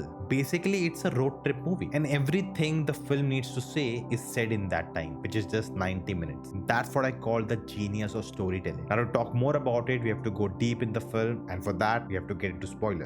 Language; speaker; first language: English; non-native, local second language; Hindi